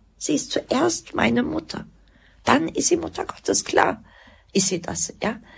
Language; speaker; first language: German; early bilingual, other home language; Croatian